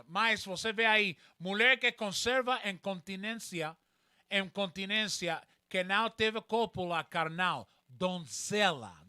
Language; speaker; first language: Portuguese; non-native, learner; Spanish